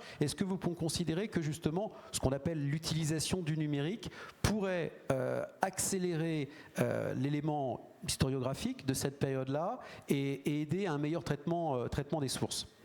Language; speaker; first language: French; native; French